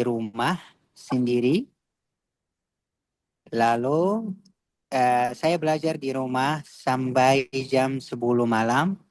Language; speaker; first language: Indonesian; non-native, learner; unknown